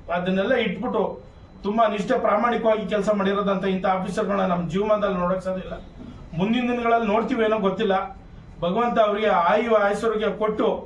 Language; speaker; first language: Kannada; native; Kannada